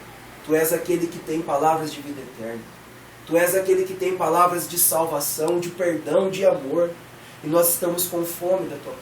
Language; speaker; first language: Portuguese; native; Portuguese